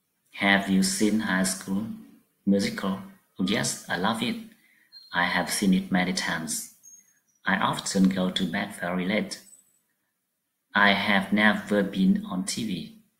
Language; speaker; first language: English; non-native, fluent; Vietnamese